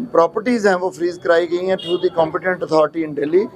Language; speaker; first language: Hindi; non-native, local second language; Punjabi